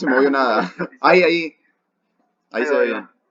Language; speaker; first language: Spanish; native; Spanish